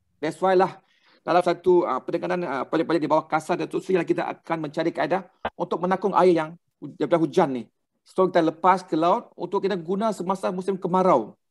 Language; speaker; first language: Malay; non-native, local second language; Thai